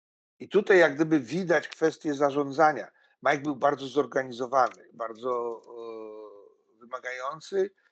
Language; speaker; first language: Polish; native; Polish